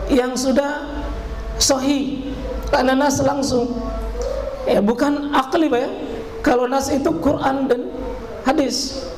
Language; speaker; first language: Indonesian; native; Indonesian